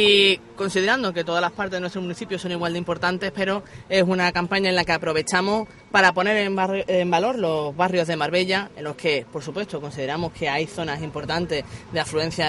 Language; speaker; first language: Spanish; native; Spanish